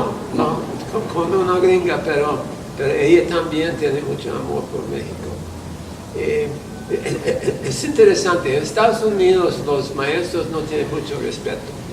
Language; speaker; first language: Spanish; non-native, fluent; English